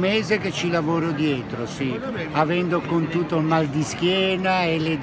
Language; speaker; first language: Italian; native; Italian